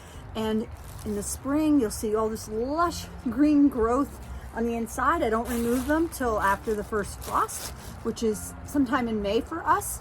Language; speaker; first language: English; native; English